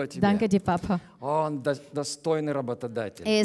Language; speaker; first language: German; non-native, learner; Russian